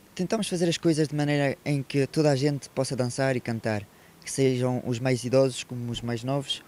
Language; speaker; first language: Portuguese; early bilingual, heritage; French